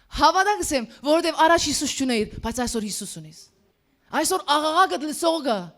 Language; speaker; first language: Armenian; early bilingual, heritage; Armenian